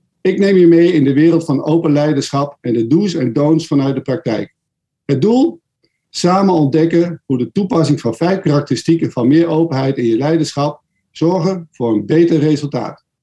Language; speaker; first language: Dutch; native; Dutch